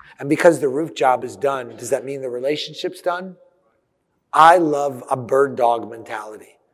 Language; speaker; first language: English; early bilingual, other home language; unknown